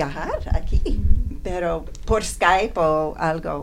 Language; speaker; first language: Spanish; non-native, learner; English